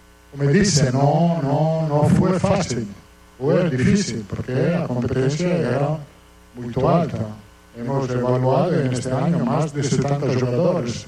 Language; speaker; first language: Spanish; non-native, fluent; Italian